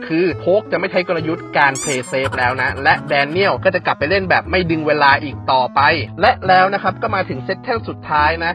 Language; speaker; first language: Thai; native; Thai